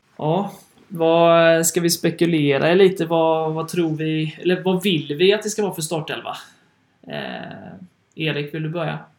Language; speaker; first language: Swedish; native; Swedish